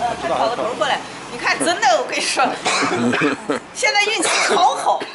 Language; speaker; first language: Chinese; native; Chinese